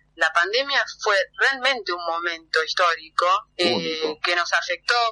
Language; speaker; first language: Spanish; native; Spanish